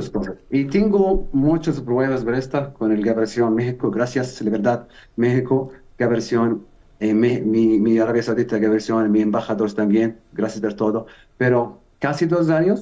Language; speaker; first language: Spanish; non-native, learner; Arabic